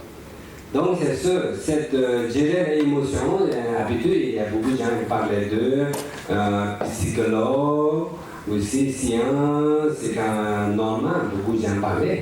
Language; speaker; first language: French; non-native, learner; Tibetan